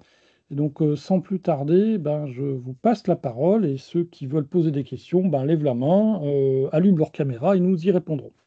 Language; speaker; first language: French; native; French